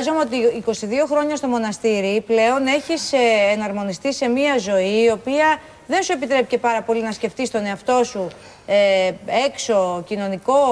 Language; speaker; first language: Greek; native; Greek